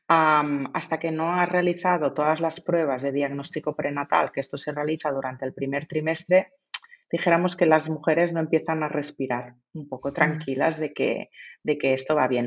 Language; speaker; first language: Spanish; native; Spanish